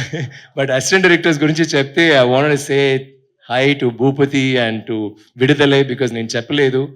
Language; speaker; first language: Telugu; non-native, learner; Tamil